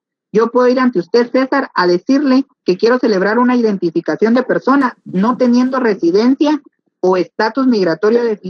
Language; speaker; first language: Spanish; native; Spanish